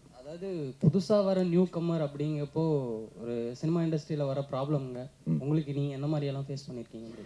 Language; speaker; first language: Tamil; native; Tamil